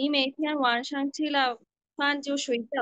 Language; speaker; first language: Chinese; non-native, learner; Bangla